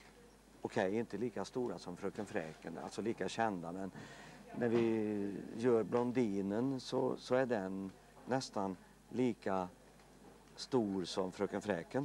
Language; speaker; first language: Swedish; native; Swedish